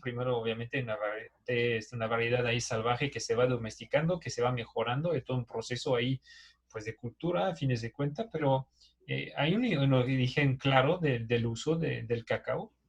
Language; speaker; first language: Spanish; native; Spanish